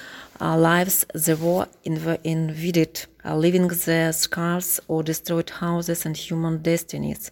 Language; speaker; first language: English; non-native, learner; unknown